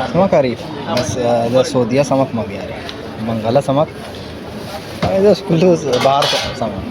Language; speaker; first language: Arabic; non-native, learner; Bangla